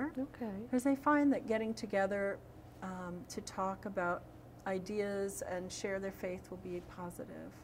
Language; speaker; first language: English; native; English